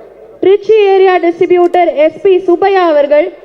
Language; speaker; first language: Tamil; native; Tamil